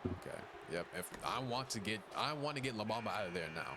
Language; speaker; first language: English; native; English